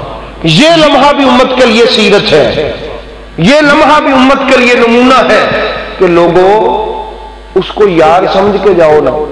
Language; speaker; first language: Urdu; non-native, local second language; Punjabi